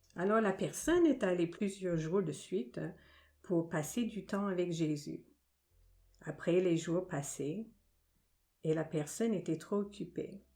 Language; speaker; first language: French; non-native, fluent; English